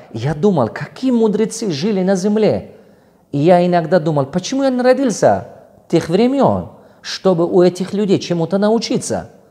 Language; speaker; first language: Russian; non-native, local second language; Tajik